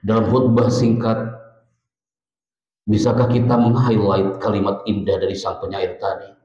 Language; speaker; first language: Indonesian; native; Indonesian